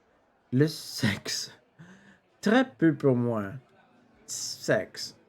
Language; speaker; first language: French; non-native, local second language; English